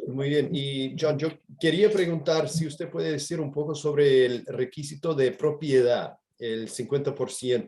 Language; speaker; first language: Spanish; non-native, fluent; English